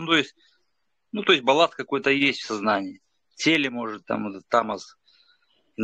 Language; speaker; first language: Russian; native; Russian